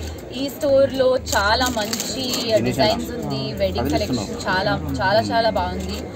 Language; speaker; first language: Telugu; non-native, fluent; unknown